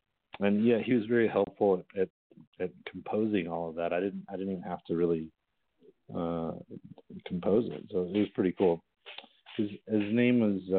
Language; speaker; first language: English; native; English